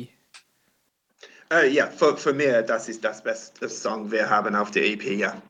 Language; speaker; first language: German; non-native, learner; English